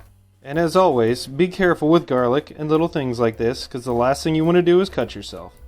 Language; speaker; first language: English; native; English